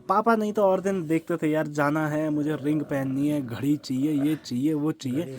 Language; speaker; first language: Hindi; native; Hindi